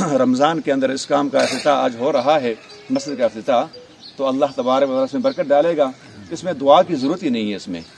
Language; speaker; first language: Urdu; non-native, local second language; Pashto